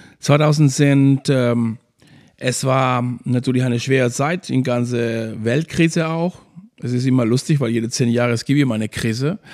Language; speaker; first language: German; non-native, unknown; Spanish